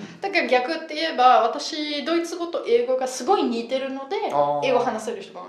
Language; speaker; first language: Japanese; non-native, fluent; German